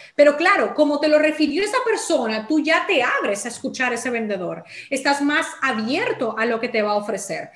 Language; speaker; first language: Spanish; native; Spanish